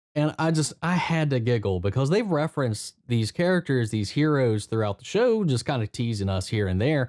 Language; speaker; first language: English; native; English